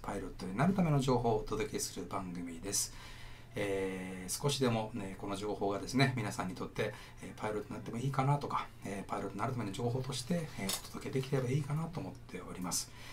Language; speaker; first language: Japanese; native; Japanese